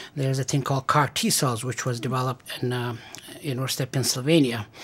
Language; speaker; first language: English; non-native, fluent; Pashto